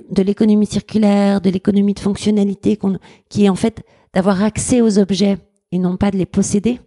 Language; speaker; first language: French; native; French